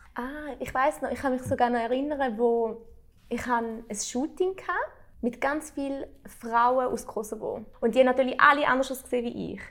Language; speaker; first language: German; early bilingual, other home language; Albanian